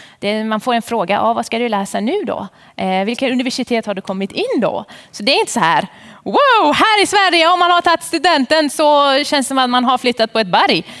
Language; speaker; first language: Swedish; non-native, fluent; Persian